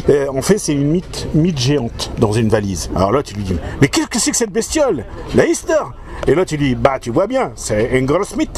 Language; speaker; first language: French; native; French